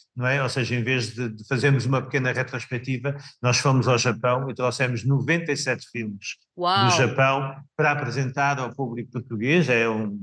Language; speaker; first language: Portuguese; native; Portuguese